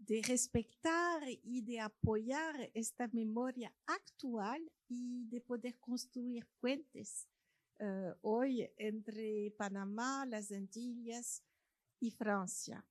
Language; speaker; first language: Spanish; non-native, fluent; French